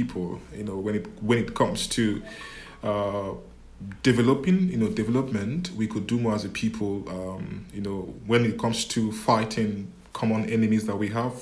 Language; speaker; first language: English; non-native, local second language; Igbo